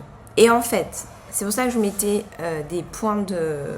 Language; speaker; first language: French; native; French